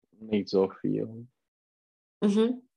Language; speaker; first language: German; non-native, learner; Czech